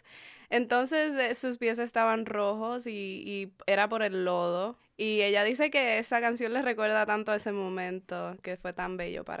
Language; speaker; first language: Spanish; early bilingual, heritage; Spanish